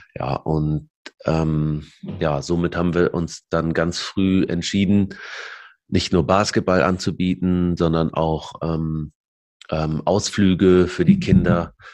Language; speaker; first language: German; early bilingual, other home language; Arabic